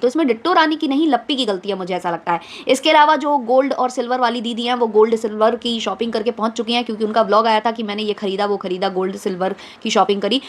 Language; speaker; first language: Hindi; native; Hindi